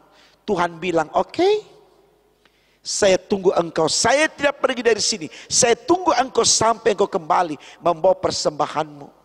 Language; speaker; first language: Indonesian; native; Indonesian